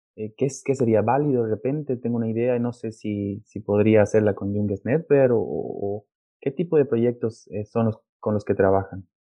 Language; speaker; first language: Spanish; native; Spanish